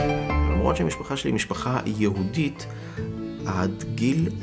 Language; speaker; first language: Hebrew; non-native, fluent; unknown